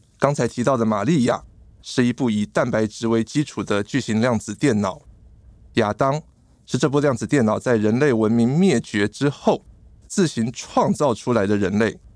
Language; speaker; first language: Chinese; native; Chinese